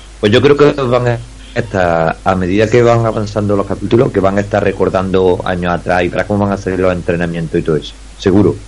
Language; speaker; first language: Spanish; native; Spanish